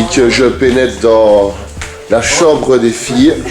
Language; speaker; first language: French; native; French